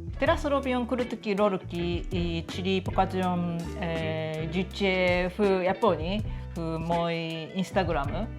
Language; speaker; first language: Polish; non-native, learner; Japanese